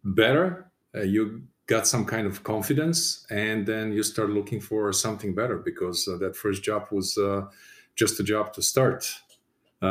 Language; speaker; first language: English; non-native, fluent; Serbian